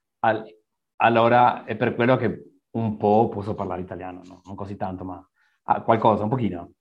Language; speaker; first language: Italian; non-native, learner; Spanish